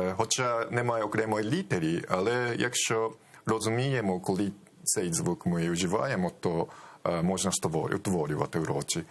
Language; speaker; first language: Ukrainian; non-native, fluent; Japanese